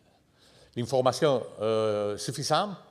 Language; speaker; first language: French; non-native, fluent; Spanish